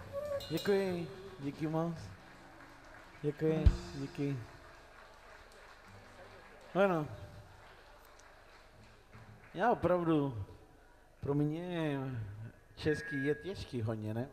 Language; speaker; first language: Czech; non-native, learner; Spanish